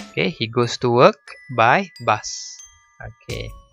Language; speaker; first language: English; non-native, local second language; Malay